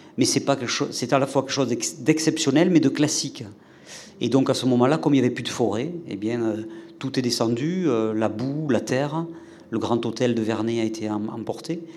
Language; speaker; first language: French; native; French